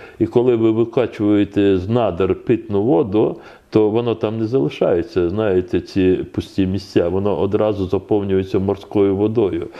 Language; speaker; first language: Ukrainian; non-native, local second language; Crimean Tatar